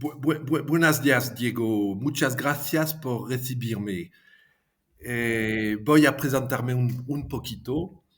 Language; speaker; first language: Spanish; non-native, fluent; French